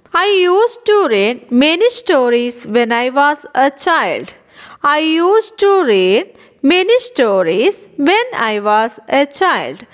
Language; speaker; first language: English; non-native, local second language; Malayalam